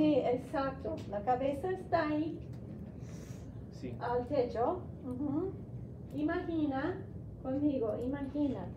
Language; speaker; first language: Spanish; non-native, fluent; English